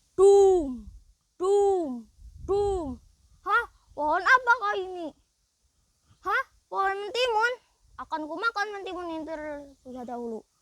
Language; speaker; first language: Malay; non-native, local second language; Javanese